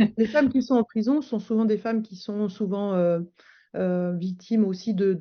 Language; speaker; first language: French; native; French